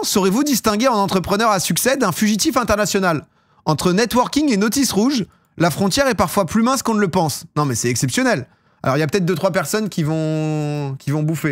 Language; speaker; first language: French; native; French